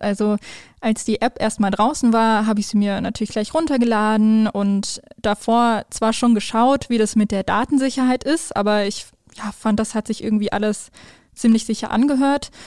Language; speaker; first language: German; native; German